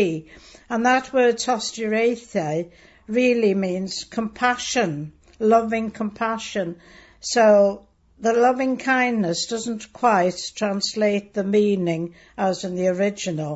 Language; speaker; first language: English; non-native, local second language; Welsh